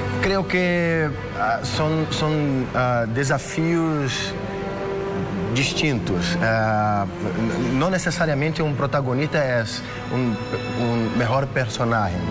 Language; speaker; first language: Spanish; non-native, fluent; Portuguese